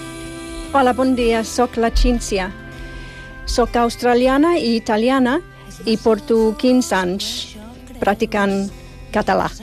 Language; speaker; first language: Catalan; non-native, fluent; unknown